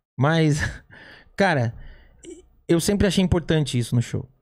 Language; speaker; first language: Portuguese; native; Portuguese